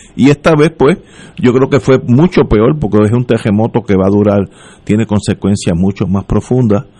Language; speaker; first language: Spanish; early bilingual, heritage; Spanish